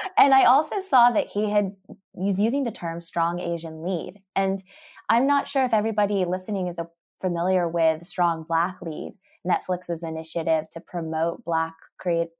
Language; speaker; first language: English; early bilingual, other home language; Japanese